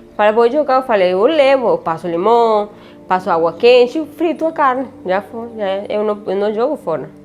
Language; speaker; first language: Portuguese; non-native, learner; Spanish